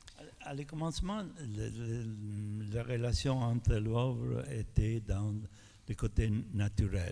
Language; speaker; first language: French; non-native, fluent; Italian